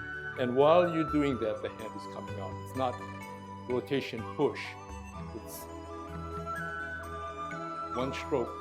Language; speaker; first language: English; native; English